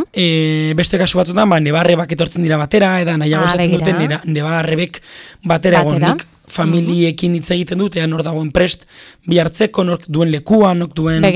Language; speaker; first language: Basque; native; Basque